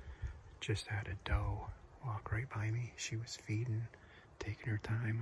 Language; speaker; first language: English; native; English